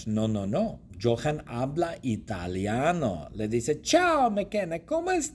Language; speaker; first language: Spanish; non-native, fluent; English